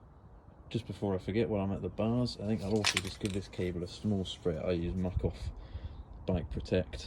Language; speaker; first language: English; native; English